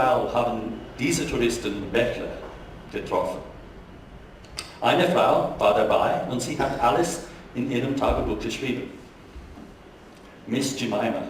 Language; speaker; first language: German; non-native, fluent; English